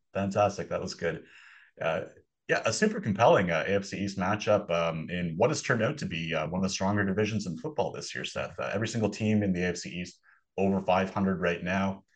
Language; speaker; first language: English; native; English